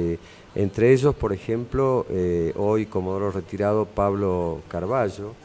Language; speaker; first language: Spanish; native; Spanish